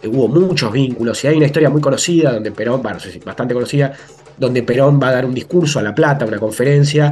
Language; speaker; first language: Spanish; native; Spanish